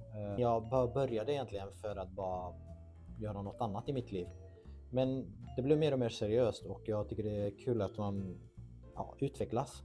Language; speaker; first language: Swedish; non-native, fluent; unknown